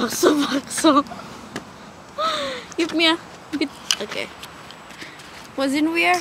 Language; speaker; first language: German; non-native, learner; Indonesian